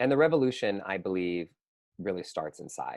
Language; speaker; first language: English; native; English